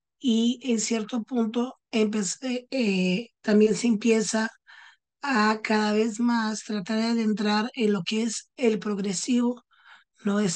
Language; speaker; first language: Spanish; non-native, fluent; Portuguese